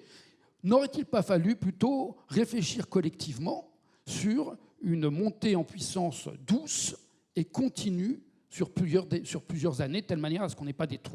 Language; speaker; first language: French; native; French